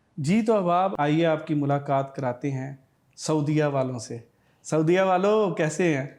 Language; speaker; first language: Urdu; native; Urdu